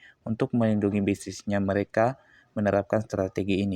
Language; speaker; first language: Indonesian; native; Indonesian